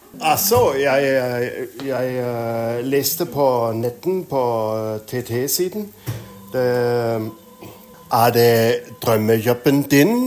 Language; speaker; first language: Norwegian; non-native, learner; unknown